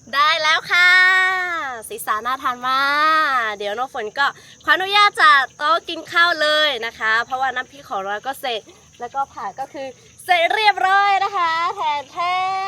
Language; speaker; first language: Thai; non-native, local second language; Lahu